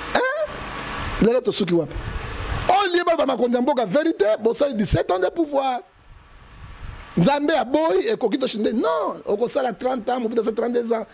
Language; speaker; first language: Lingala; native; Lingala